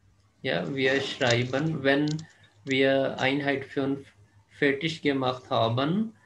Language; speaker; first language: German; non-native, fluent; Urdu